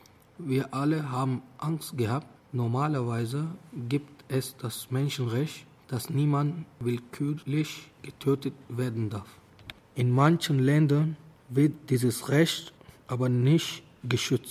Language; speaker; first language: German; non-native, learner; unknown